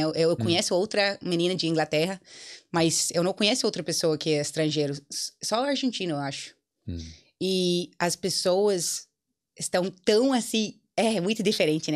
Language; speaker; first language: Portuguese; non-native, fluent; English